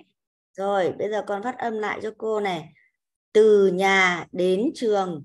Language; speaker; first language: Vietnamese; native; Vietnamese